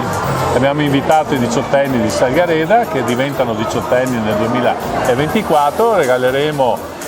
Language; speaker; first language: Italian; native; Italian